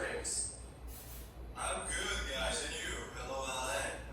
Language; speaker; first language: English; non-native, learner; Portuguese